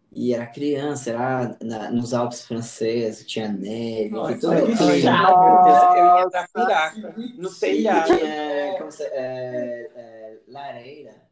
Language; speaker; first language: Portuguese; non-native, fluent; French